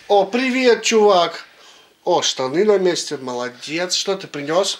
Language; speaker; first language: Russian; native; Russian